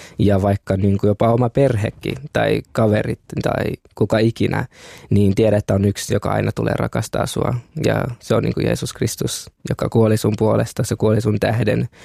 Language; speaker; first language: Finnish; early bilingual, other home language; Kinyarwanda